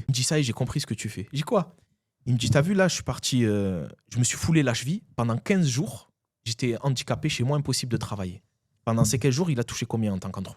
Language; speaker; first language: French; native; French